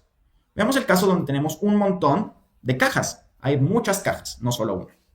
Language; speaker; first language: Spanish; native; Spanish